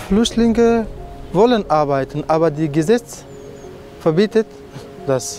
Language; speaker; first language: German; non-native, learner; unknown